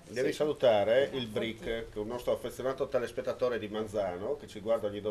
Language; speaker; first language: Italian; native; Italian